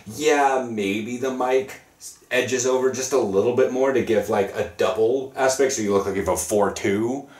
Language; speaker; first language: English; native; English